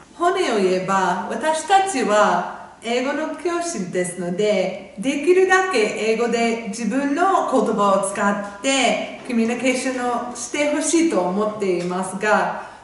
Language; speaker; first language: Japanese; non-native, fluent; English